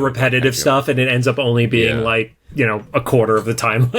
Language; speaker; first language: English; native; English